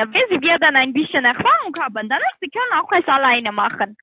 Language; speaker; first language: German; non-native, learner; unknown